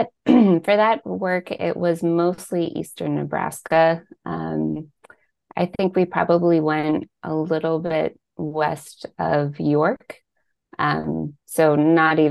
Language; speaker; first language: English; native; English